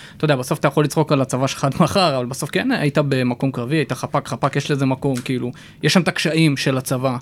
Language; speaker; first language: Hebrew; native; Hebrew